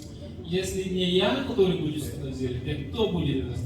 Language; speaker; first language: Russian; non-native, fluent; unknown